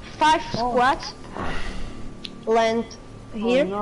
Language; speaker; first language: English; non-native, learner; Slovak